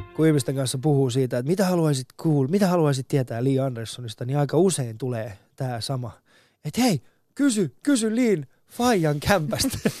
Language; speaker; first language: Finnish; early bilingual, other home language; Persian